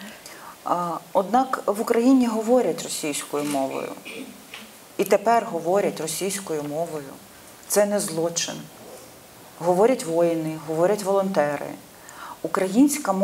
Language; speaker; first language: Ukrainian; non-native, local second language; Russian